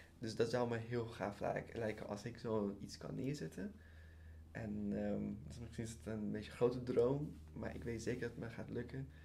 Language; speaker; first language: Dutch; early bilingual, other home language; Persian